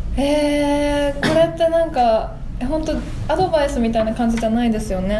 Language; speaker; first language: Japanese; native; Japanese